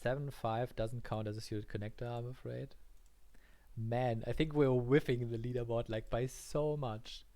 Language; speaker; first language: English; non-native, fluent; German